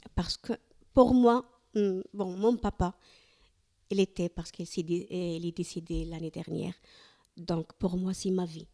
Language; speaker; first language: French; non-native, learner; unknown